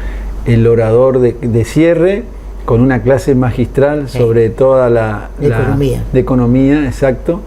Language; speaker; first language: Spanish; native; Spanish